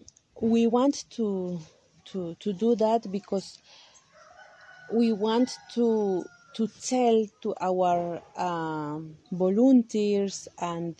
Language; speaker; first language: English; non-native, local second language; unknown